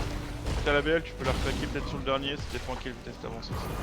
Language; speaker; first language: French; native; French